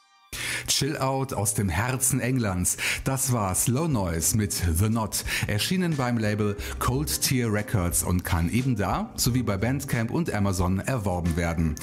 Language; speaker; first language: German; native; German